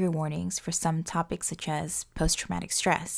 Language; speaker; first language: English; early bilingual, other home language; Spanish